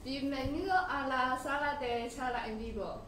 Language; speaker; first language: Spanish; non-native, learner; Chinese